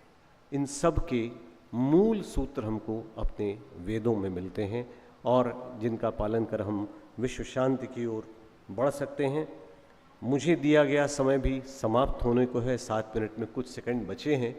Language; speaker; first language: Hindi; native; Hindi